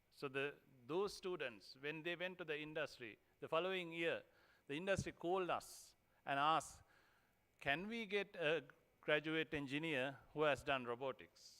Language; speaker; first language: English; non-native, local second language; Sinhala